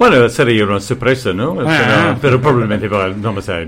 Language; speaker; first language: Spanish; non-native, fluent; English